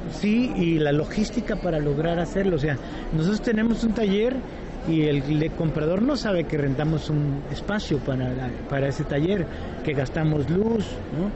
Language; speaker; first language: Spanish; native; Spanish